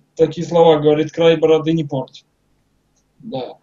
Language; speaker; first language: Russian; native; Russian